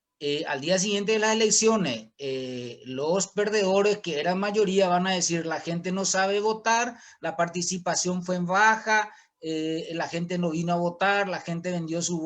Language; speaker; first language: Spanish; native; Spanish